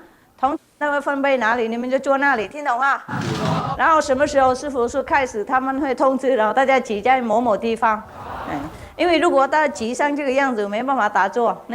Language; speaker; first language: Chinese; non-native, fluent; Vietnamese